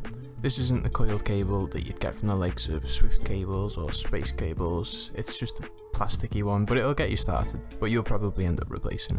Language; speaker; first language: English; native; English